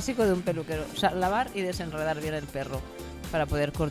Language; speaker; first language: Spanish; native; Spanish